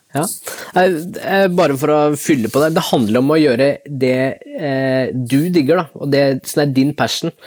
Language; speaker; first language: Norwegian; early bilingual, other home language; Spanish